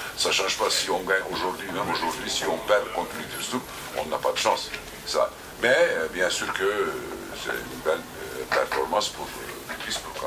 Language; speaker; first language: French; native; French